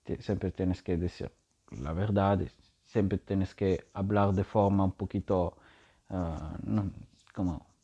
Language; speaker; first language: Spanish; non-native, learner; Italian